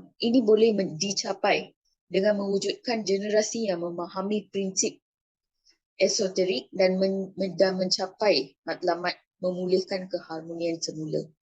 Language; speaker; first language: Malay; non-native, local second language; Tamil